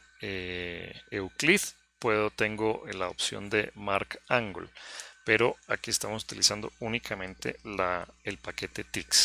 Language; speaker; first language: Spanish; native; Spanish